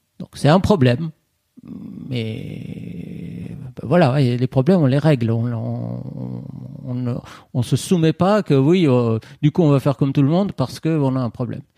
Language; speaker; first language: French; non-native, fluent; Persian